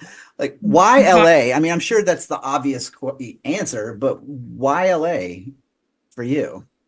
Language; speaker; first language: English; native; English